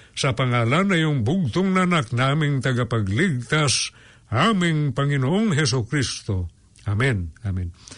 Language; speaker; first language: Filipino; non-native, local second language; Cebuano